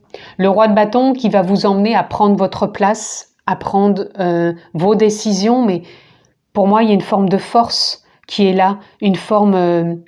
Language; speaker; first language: French; native; French